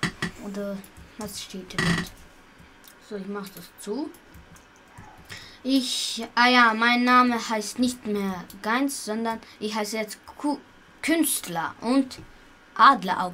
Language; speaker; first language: German; early bilingual, other home language; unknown